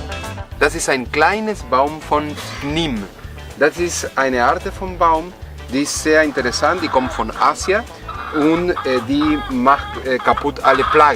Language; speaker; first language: German; non-native, fluent; Spanish